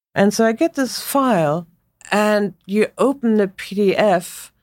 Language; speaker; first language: English; non-native, fluent; German